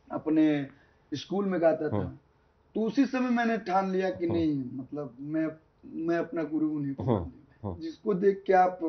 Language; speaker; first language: Hindi; native; Hindi